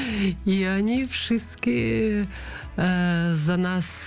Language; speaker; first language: Polish; non-native, learner; Russian